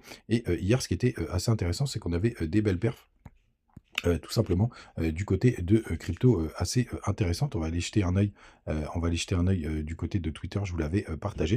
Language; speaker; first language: French; native; French